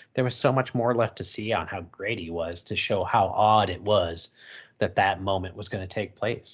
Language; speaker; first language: English; native; English